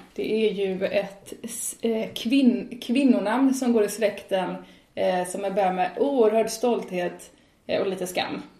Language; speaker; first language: Swedish; native; Swedish